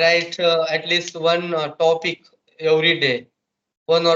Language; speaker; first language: English; non-native, local second language; Marathi